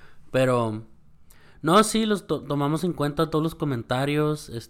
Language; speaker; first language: Spanish; early bilingual, heritage; Spanish